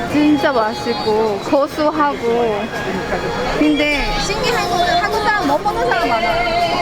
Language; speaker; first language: Korean; non-native, fluent; Chinese